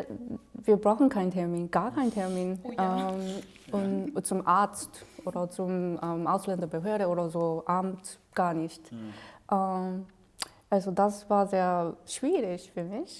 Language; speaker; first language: German; non-native, fluent; Korean